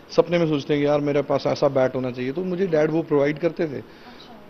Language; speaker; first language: Hindi; native; Hindi